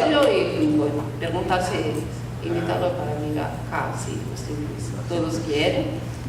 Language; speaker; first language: Spanish; non-native, learner; Portuguese